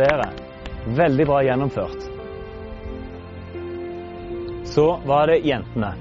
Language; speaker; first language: Norwegian; native; Norwegian